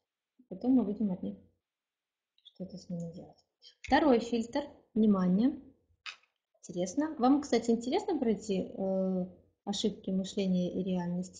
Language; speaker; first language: Russian; native; Russian